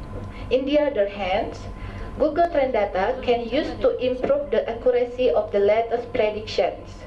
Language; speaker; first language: English; non-native, local second language; Indonesian